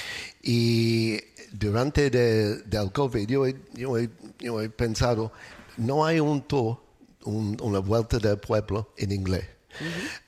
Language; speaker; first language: Spanish; non-native, learner; English